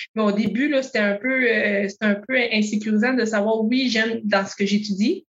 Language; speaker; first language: French; native; French